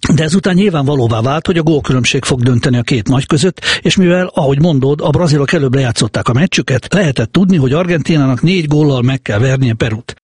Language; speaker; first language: Hungarian; native; Hungarian